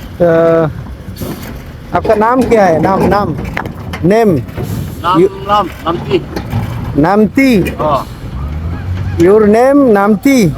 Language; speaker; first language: Hindi; non-native, learner; Bangla